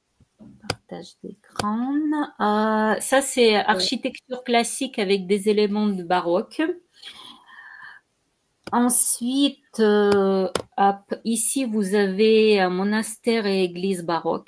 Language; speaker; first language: French; non-native, fluent; Ukrainian